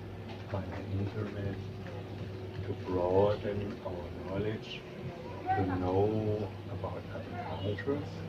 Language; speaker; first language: English; non-native, fluent; German